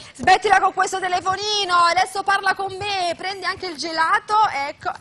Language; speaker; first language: Italian; native; Italian